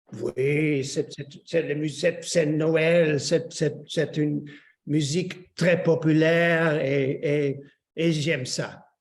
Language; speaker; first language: French; non-native, learner; Dutch